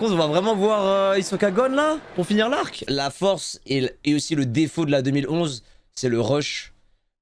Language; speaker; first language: French; native; French